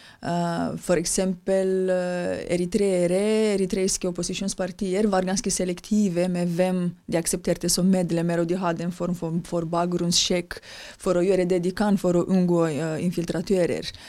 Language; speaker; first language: Norwegian; non-native, fluent; Romanian